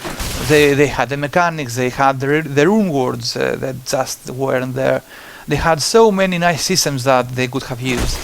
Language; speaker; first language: English; non-native, fluent; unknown